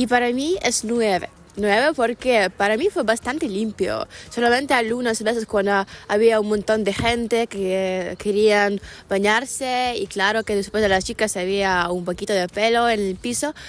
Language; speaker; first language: Spanish; non-native, learner; Ukrainian